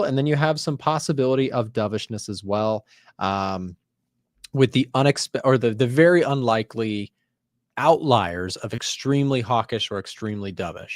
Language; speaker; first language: English; native; English